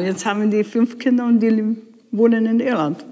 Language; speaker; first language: German; non-native, fluent; English